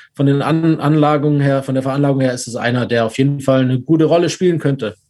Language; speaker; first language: German; native; German